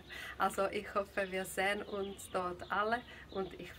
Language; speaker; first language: German; non-native, fluent; Czech